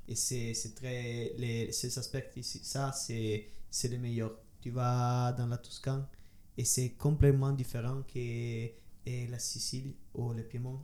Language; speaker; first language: French; non-native, learner; Italian